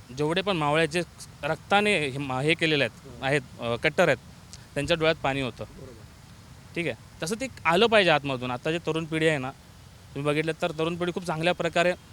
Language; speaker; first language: Marathi; native; Marathi